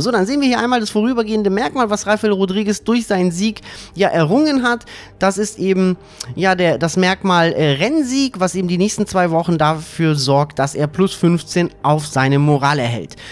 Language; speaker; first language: German; native; German